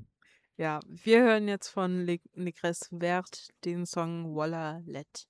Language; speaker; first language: German; native; German